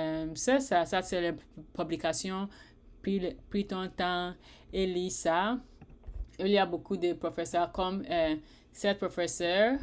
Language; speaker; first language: French; non-native, learner; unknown